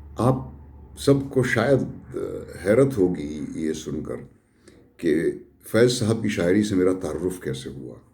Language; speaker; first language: Urdu; native; Urdu